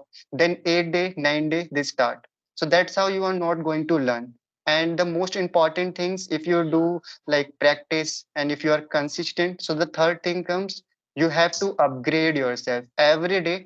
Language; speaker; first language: English; non-native, local second language; Hindi